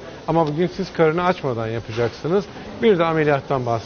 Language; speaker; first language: Turkish; native; Turkish